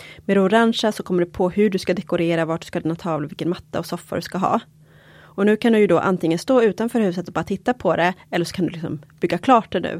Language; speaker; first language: Swedish; early bilingual, other home language; Polish